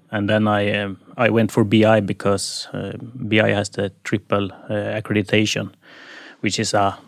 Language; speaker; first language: English; non-native, fluent; Swedish